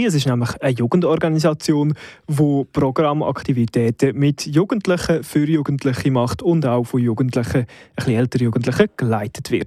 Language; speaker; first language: German; native; German